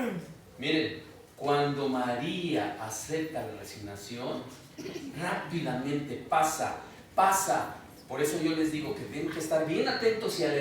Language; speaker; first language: Spanish; native; Spanish